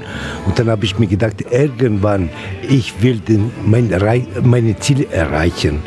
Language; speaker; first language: German; non-native, learner; Italian